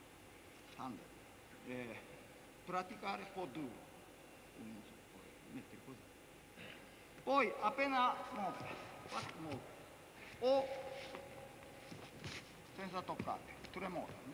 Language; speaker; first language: Italian; non-native, learner; Japanese